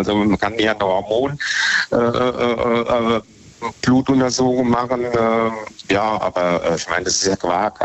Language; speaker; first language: German; native; German